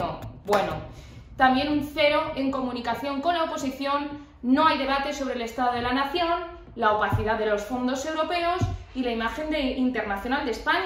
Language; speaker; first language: Spanish; native; Spanish